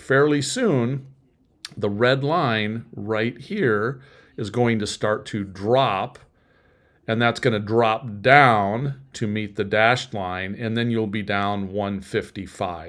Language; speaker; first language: English; native; English